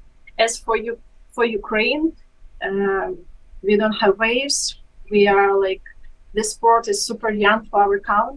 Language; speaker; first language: English; non-native, fluent; Ukrainian